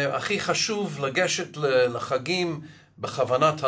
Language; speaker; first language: Hebrew; non-native, fluent; English